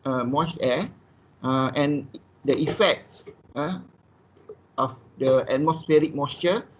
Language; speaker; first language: English; non-native, local second language; Malay